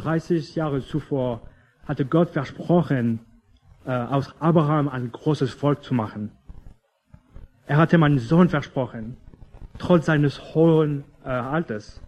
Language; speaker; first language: German; non-native, fluent; English